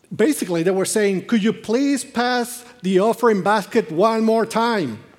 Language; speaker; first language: English; non-native, fluent; Spanish